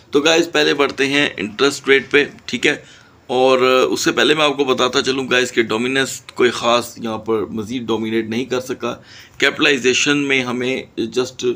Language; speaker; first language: Urdu; native; Urdu